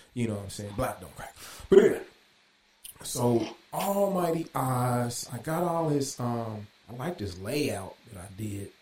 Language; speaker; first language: English; native; English